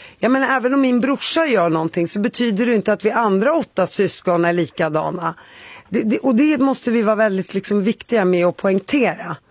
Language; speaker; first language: Swedish; native; Swedish